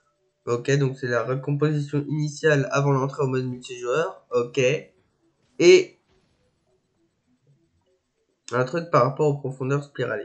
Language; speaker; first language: French; native; French